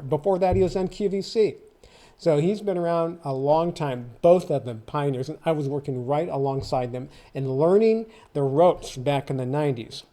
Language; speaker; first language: English; native; English